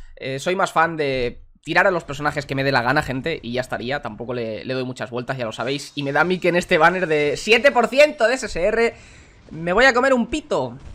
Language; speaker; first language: Spanish; native; Spanish